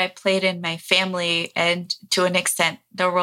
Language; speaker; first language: English; early bilingual, other home language; Portuguese